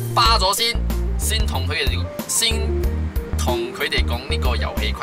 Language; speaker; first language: Cantonese; non-native, local second language; Chinese